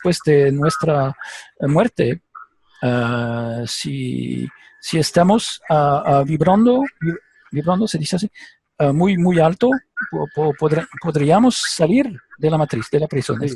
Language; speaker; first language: Spanish; non-native, learner; French